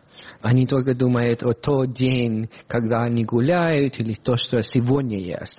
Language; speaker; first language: Russian; non-native, fluent; English